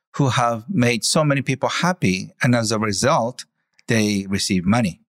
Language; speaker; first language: English; non-native, fluent; Japanese